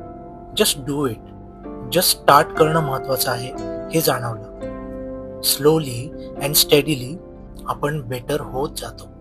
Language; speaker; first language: Marathi; native; Marathi